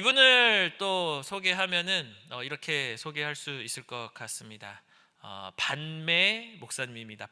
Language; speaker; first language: Korean; native; Korean